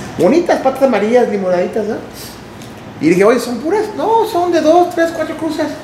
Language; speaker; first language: Spanish; early bilingual, heritage; Spanish